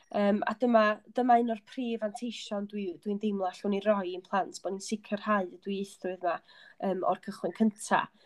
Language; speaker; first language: Welsh; native; Welsh